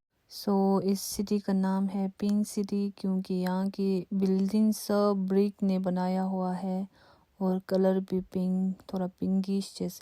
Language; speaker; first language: Hindi; non-native, local second language; Tibetan